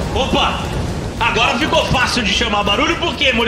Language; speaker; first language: Portuguese; native; Portuguese